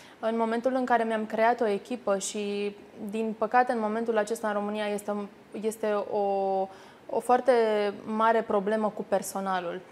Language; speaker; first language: Romanian; native; Romanian